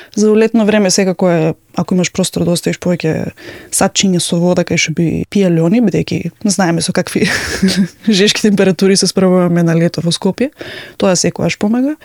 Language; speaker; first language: Macedonian; native; Macedonian